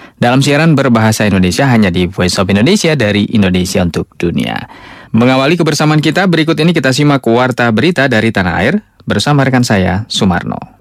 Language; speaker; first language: Indonesian; native; Indonesian